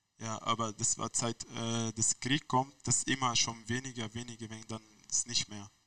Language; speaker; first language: German; non-native, learner; Arabic